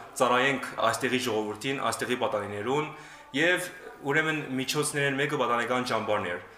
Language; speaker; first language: Armenian; early bilingual, heritage; Armenian